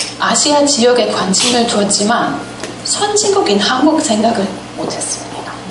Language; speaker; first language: Korean; non-native, fluent; German